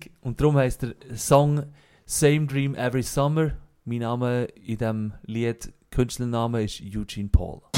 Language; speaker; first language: German; native; German